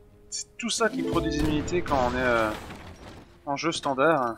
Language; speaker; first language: French; native; French